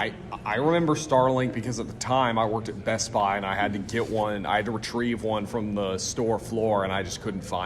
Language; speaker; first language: English; native; English